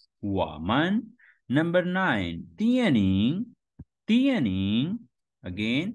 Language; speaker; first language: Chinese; non-native, learner; Urdu